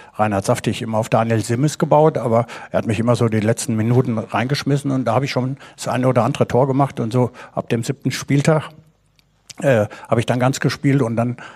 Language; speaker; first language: German; native; German